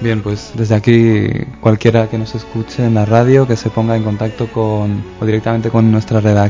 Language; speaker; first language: Spanish; native; Spanish